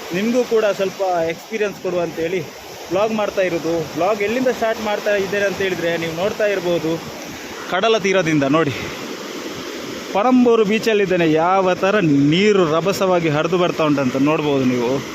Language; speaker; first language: Kannada; native; Kannada